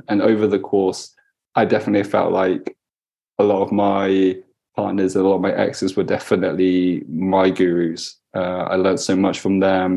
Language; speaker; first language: English; native; English